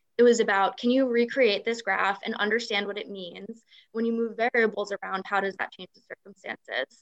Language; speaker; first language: English; native; English